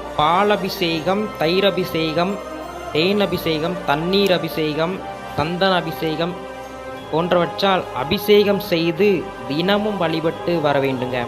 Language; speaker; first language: Tamil; native; Tamil